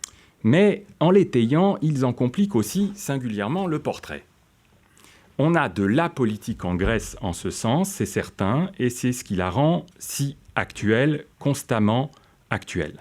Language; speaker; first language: French; native; French